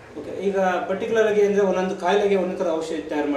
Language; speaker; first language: Kannada; native; Kannada